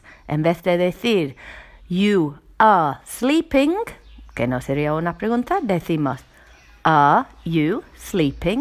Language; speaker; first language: Spanish; non-native, fluent; English